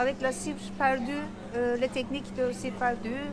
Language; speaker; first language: French; non-native, learner; Turkish